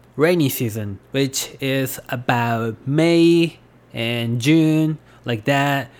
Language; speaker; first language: English; non-native, fluent; Japanese